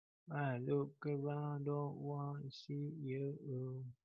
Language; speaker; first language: English; non-native, local second language; Malay